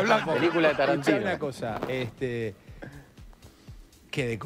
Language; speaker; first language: Spanish; native; Spanish